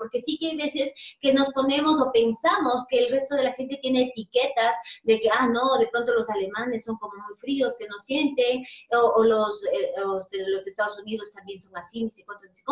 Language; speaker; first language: Spanish; native; Spanish